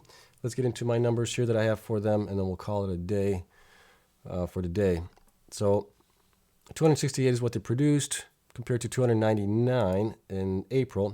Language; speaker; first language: English; native; English